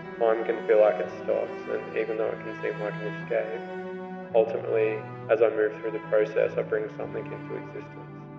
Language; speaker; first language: English; native; English